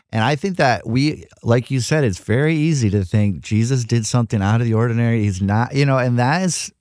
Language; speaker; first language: English; native; English